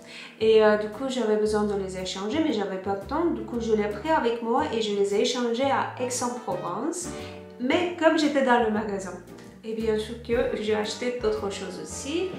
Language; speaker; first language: French; non-native, fluent; Turkish